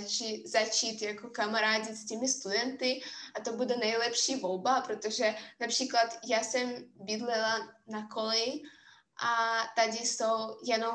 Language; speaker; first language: Czech; non-native, fluent; Russian